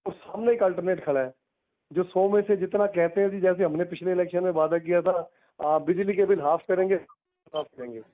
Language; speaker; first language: Hindi; non-native, local second language; Punjabi